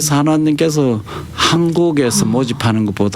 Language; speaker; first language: Korean; native; Korean